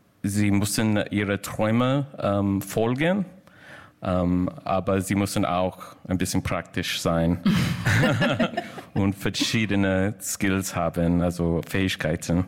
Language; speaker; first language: German; non-native, learner; English